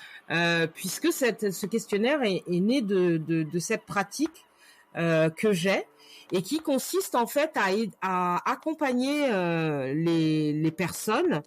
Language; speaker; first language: French; native; French